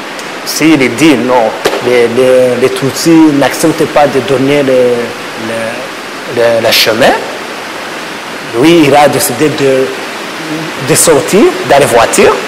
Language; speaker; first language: French; non-native, learner; Kinyarwanda